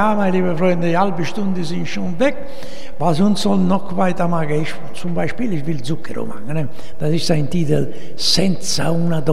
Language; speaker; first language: German; non-native, learner; Italian